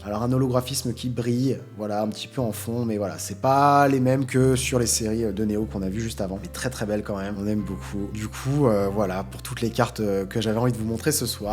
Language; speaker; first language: French; native; French